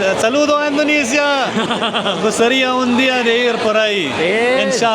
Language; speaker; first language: Spanish; non-native, learner; Arabic